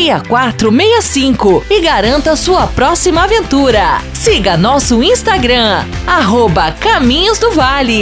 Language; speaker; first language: Portuguese; native; Portuguese